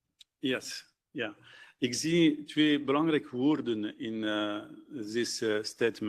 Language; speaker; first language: Dutch; non-native, local second language; French